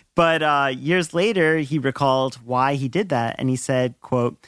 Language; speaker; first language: English; native; English